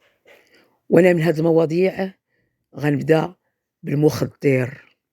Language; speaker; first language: Arabic; native; Arabic